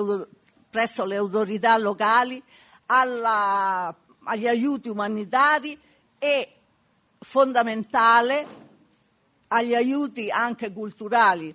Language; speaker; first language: Italian; native; Italian